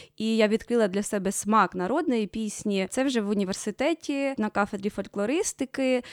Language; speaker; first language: Ukrainian; native; Ukrainian